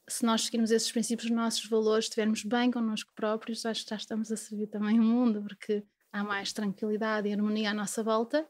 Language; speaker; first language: Portuguese; native; Portuguese